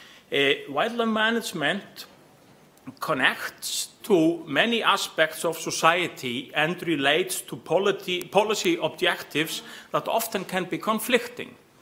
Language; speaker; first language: English; non-native, fluent; Icelandic